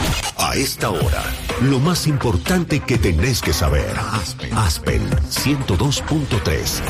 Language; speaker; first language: Spanish; native; Spanish